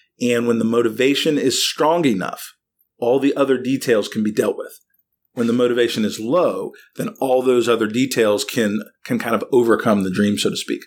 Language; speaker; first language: English; native; English